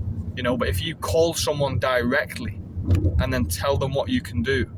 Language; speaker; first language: English; native; English